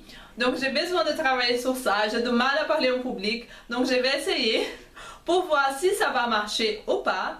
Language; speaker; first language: French; non-native, fluent; Portuguese